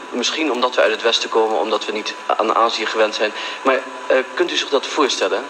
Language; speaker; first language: Dutch; native; Dutch